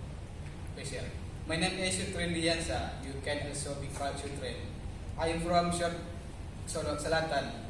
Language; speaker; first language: English; non-native, learner; Indonesian